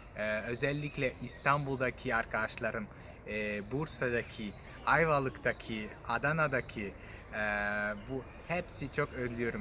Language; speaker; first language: Turkish; non-native, fluent; French